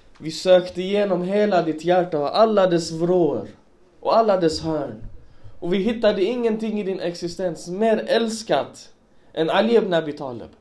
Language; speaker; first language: Swedish; early bilingual, other home language; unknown